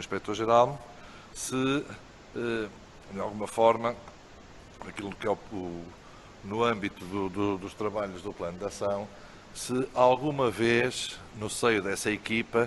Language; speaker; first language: Portuguese; native; Portuguese